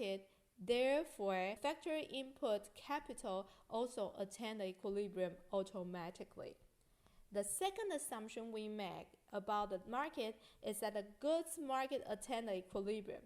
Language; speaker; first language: English; non-native, fluent; Chinese